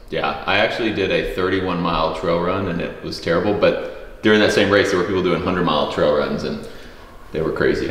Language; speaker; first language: English; native; English